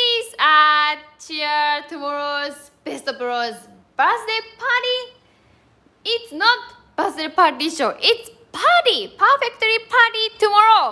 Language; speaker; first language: English; non-native, learner; Japanese